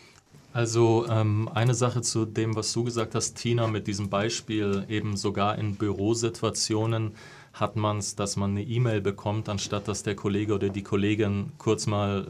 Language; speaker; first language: German; native; German